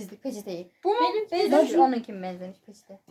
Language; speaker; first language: Turkish; native; Turkish